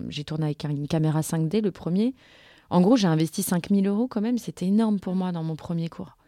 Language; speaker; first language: French; native; French